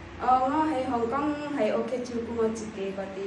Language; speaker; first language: Cantonese; non-native, learner; Indonesian